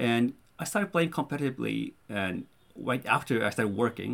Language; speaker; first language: English; non-native, fluent; Japanese